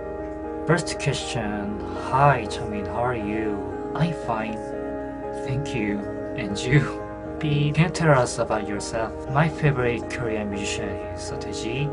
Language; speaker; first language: English; non-native, learner; Korean